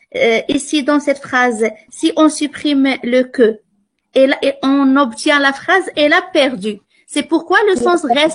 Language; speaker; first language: French; non-native, local second language; Arabic